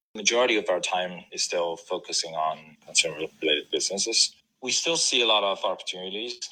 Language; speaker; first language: English; non-native, fluent; Chinese